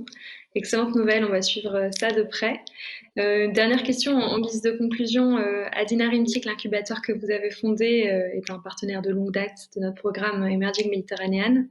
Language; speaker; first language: French; native; French